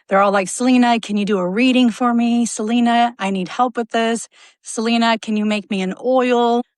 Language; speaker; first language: English; native; English